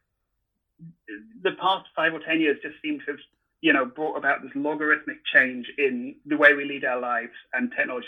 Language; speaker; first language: English; native; English